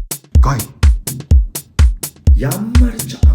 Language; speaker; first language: Mongolian; non-native, learner; Korean